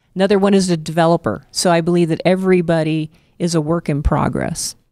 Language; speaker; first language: English; native; English